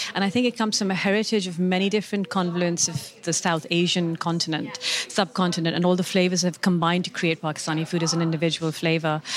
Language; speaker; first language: English; non-native, local second language; Urdu